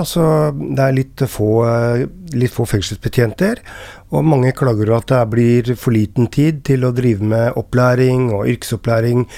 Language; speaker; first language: Norwegian; native; Norwegian